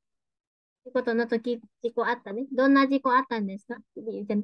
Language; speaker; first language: Japanese; non-native, fluent; Vietnamese